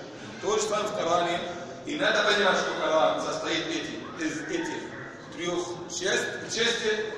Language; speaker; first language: Russian; non-native, fluent; Arabic